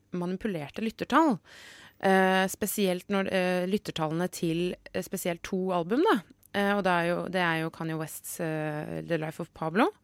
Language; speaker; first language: Norwegian; native; Norwegian